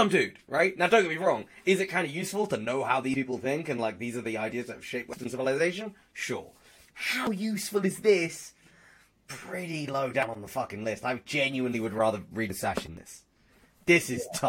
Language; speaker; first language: English; native; English